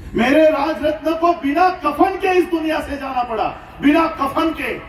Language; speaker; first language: Hindi; non-native, local second language; Marathi